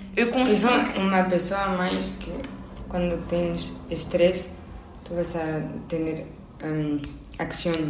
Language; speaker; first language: Portuguese; non-native, learner; Spanish